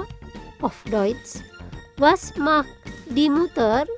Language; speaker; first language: German; non-native, fluent; Indonesian